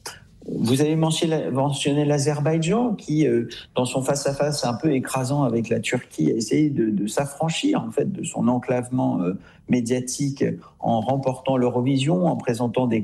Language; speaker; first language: French; native; French